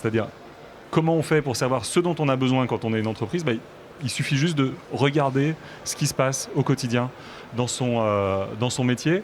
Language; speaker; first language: French; native; French